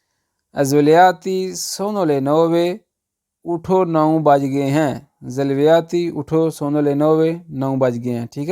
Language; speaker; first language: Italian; non-native, learner; Urdu